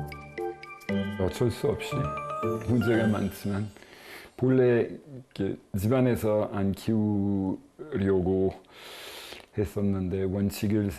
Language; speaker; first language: Korean; non-native, fluent; French